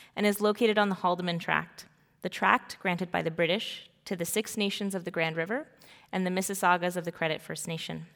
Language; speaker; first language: English; native; English